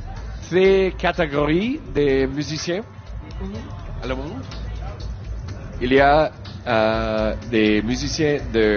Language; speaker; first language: French; non-native, learner; English